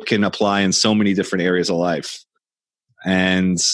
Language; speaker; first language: English; native; English